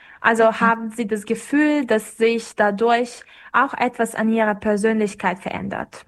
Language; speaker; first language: German; non-native, fluent; Serbian